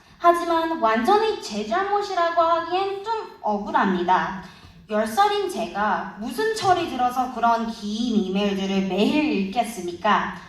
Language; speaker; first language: Korean; early bilingual, heritage; Korean